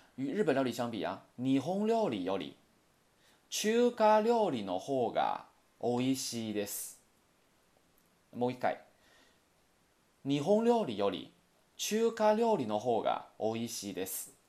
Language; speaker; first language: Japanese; non-native, fluent; Chinese